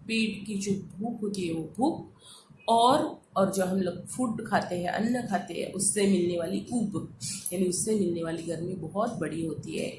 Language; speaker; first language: Hindi; non-native, local second language; Marathi